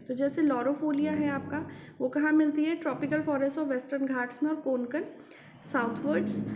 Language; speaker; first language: Hindi; native; Hindi